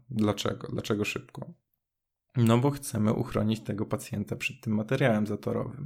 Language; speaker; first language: Polish; native; Polish